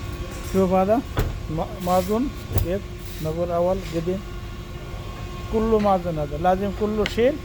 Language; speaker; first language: Arabic; non-native, learner; Bangla